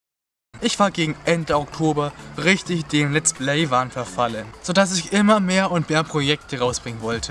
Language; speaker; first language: German; native; German